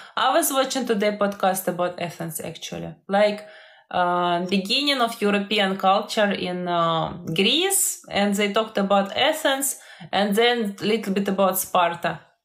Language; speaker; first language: English; non-native, fluent; Ukrainian